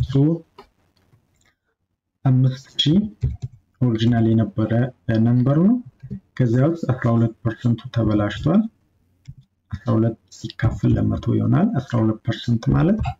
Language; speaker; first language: English; non-native, local second language; Amharic